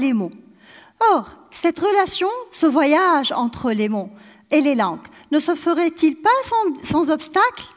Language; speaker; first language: French; non-native, local second language; Arabic